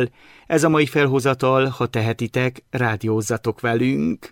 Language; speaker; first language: Hungarian; native; Hungarian